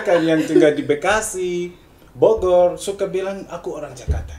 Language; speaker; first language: Indonesian; non-native, fluent; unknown